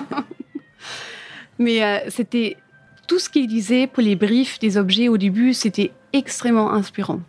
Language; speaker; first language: French; non-native, fluent; German